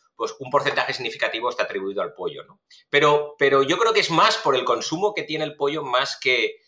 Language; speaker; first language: Spanish; native; Spanish